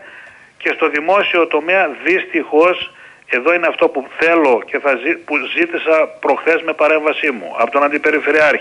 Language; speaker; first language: Greek; native; Greek